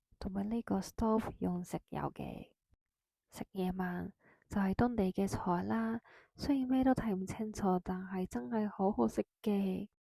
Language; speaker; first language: Cantonese; non-native, fluent; Japanese